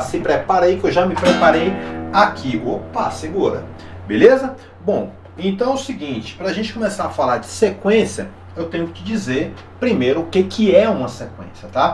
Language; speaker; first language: Portuguese; native; Portuguese